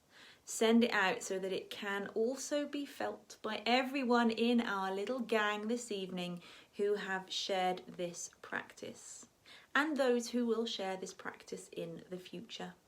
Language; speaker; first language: English; native; English